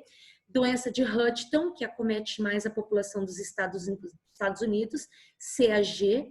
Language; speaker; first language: Portuguese; native; Portuguese